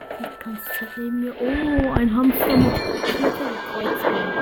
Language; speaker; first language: German; early bilingual, other home language; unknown